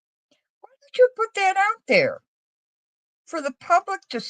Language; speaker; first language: English; native; English